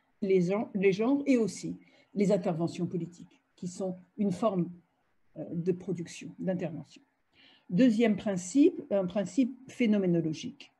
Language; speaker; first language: French; native; French